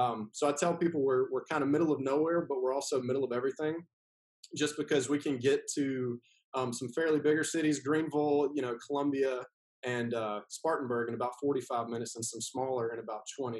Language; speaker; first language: English; native; English